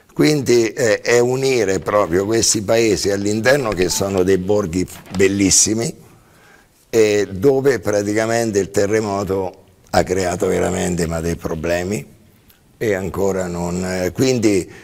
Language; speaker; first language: Italian; native; Italian